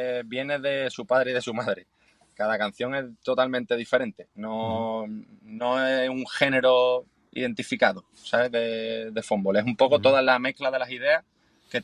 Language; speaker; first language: Spanish; native; Spanish